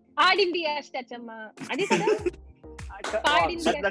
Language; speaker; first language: Telugu; non-native, local second language; Tamil